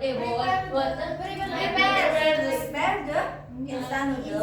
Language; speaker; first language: English; non-native, learner; Indonesian